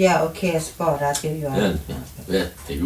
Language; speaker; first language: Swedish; non-native, learner; Thai